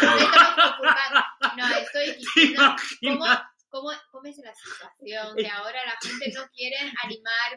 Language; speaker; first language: Spanish; non-native, fluent; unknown